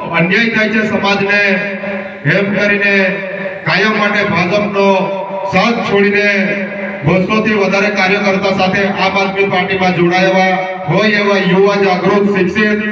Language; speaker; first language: Gujarati; native; Gujarati